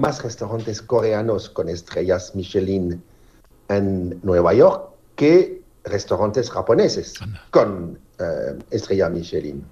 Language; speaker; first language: Spanish; non-native, fluent; French